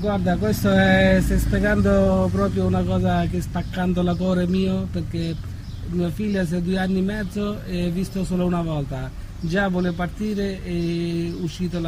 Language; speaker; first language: Italian; non-native, learner; Bangla